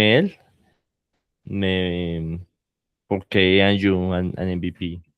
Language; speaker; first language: French; non-native, learner; Spanish